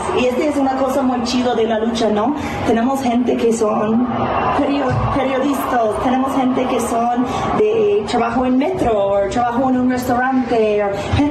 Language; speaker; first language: Spanish; non-native, fluent; English